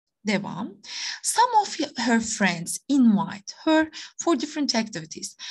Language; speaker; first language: English; non-native, fluent; Turkish